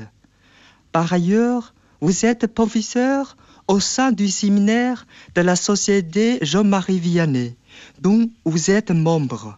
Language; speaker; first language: French; non-native, fluent; Chinese